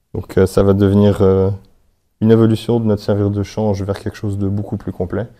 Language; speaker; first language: French; native; French